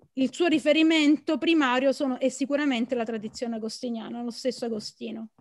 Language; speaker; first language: Italian; native; Italian